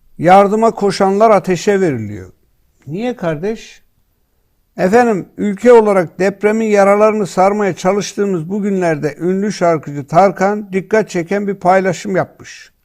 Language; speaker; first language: Turkish; native; Turkish